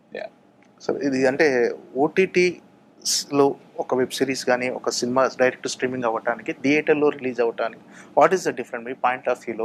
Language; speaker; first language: Telugu; native; Telugu